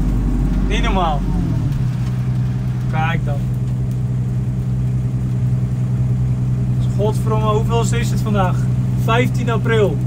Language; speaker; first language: Dutch; native; Dutch